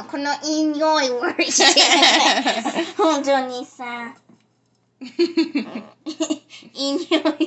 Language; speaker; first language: Japanese; early bilingual, heritage; Japanese